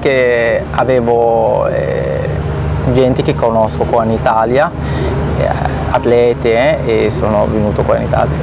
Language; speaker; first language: Italian; non-native, fluent; Arabic